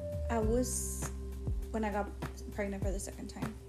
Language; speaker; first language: English; early bilingual, other home language; Spanish